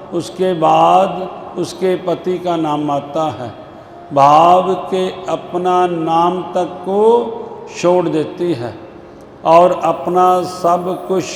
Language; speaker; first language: Hindi; non-native, local second language; Punjabi